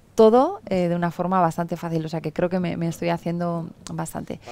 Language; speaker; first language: Spanish; native; Spanish